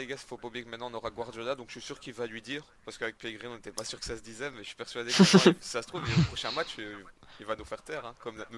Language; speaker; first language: French; native; French